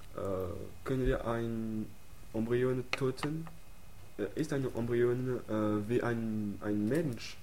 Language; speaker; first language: German; non-native, learner; French